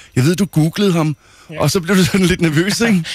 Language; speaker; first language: Danish; native; Danish